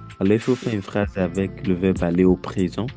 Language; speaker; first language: French; non-native, learner; Yoruba